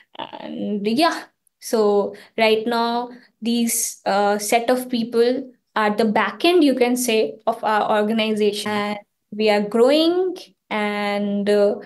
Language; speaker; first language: English; non-native, local second language; Hindi